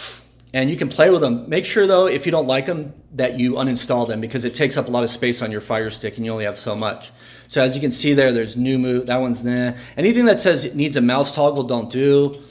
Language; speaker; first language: English; native; English